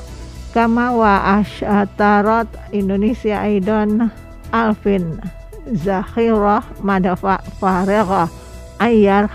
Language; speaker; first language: Arabic; non-native, fluent; Indonesian